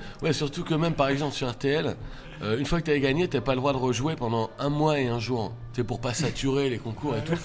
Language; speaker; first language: French; native; French